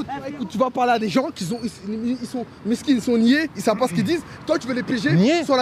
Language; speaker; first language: French; native; French